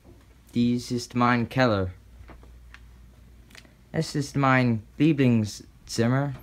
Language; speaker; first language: German; non-native, learner; English